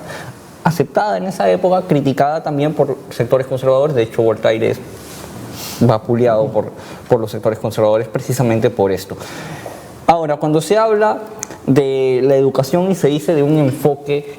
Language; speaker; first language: Spanish; native; Spanish